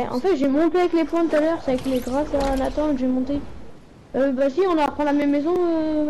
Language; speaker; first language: French; native; French